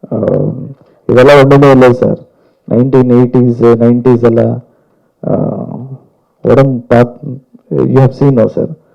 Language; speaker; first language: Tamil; non-native, learner; Kannada